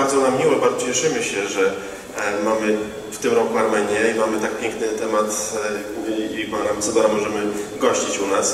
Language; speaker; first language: Polish; native; Polish